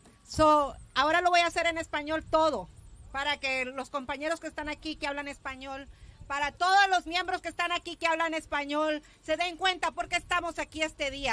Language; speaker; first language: Spanish; early bilingual, heritage; Spanish